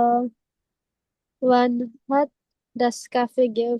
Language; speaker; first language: German; non-native, learner; Indonesian